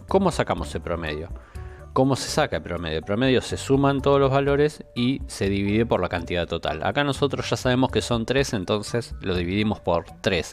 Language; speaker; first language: Spanish; native; Spanish